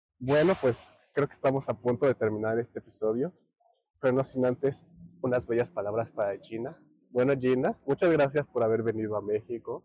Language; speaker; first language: Spanish; native; Spanish